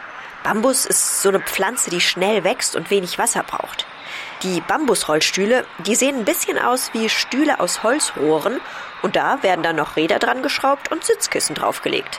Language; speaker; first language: German; native; German